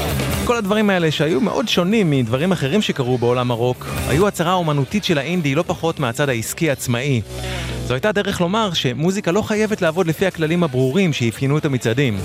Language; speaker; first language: Hebrew; native; Hebrew